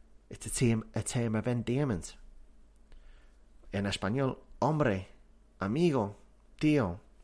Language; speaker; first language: Spanish; non-native, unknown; English